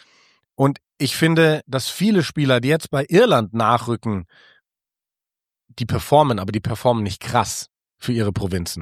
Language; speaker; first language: German; native; German